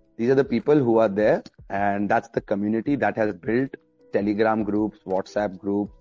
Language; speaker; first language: English; early bilingual, other home language; Arabic